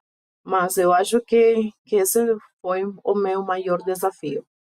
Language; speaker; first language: Portuguese; non-native, fluent; Spanish